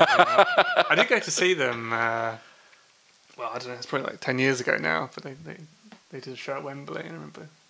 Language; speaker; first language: English; native; English